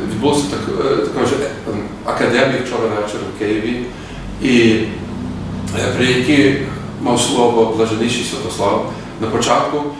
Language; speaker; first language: Ukrainian; early bilingual, heritage; Ukrainian